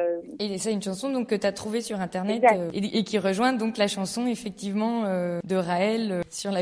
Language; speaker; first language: French; native; French